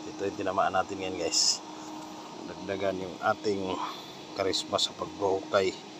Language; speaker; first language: Filipino; non-native, local second language; Cebuano